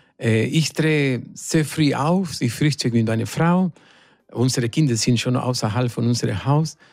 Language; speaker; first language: German; non-native, fluent; Spanish